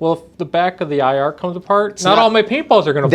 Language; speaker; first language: English; native; English